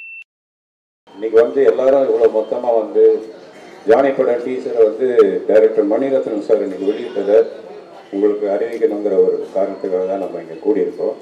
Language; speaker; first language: Tamil; native; Tamil